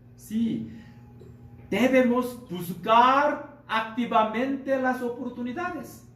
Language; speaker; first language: Spanish; non-native, learner; Korean